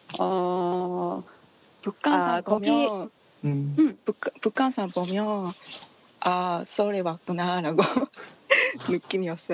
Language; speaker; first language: Korean; non-native, learner; Japanese